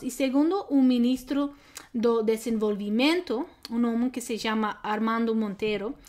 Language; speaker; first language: Portuguese; non-native, learner; English